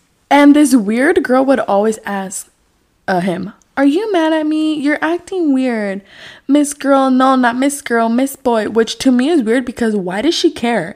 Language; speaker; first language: English; early bilingual, other home language; Spanish